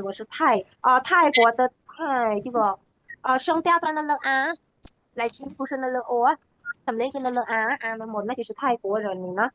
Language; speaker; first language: Chinese; non-native, fluent; Khmer